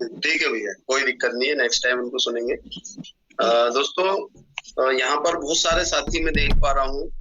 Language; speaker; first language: Hindi; native; Hindi